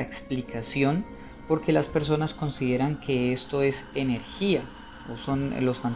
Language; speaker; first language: Spanish; native; Spanish